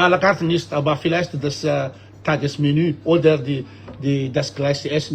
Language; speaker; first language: German; non-native, fluent; Malagasy